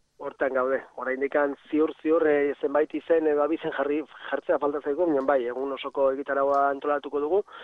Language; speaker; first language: Basque; native; Basque